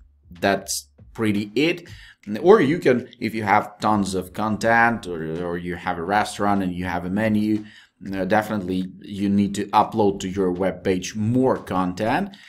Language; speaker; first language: English; non-native, fluent; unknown